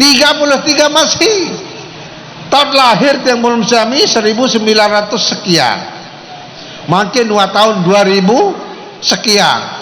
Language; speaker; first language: Indonesian; non-native, local second language; Sasak